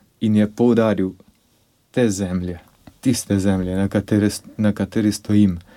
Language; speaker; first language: Slovenian; non-native, fluent; Polish